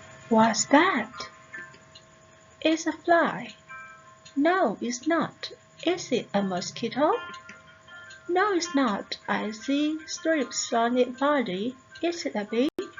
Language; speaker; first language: English; non-native, fluent; Thai